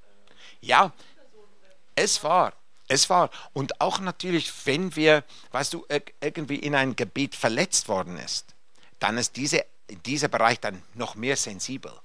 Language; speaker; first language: German; non-native, fluent; English